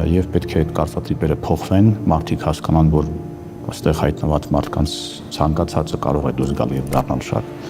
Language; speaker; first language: Armenian; native; Armenian